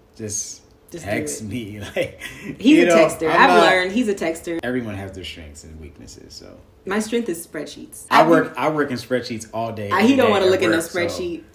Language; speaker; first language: English; native; English